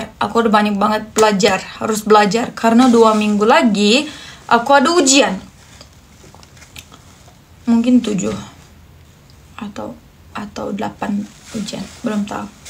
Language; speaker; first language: Indonesian; non-native, fluent; Turkish